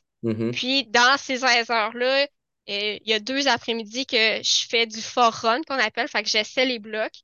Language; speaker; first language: French; native; French